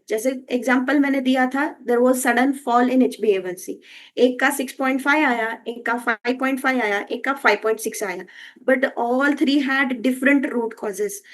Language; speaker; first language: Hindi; non-native, local second language; Kannada